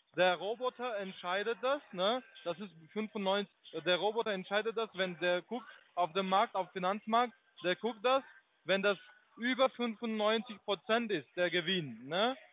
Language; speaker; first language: German; non-native, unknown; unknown